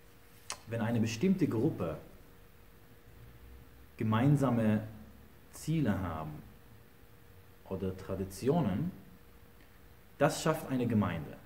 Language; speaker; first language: German; non-native, fluent; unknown